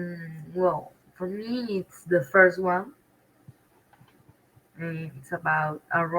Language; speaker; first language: English; non-native, learner; Spanish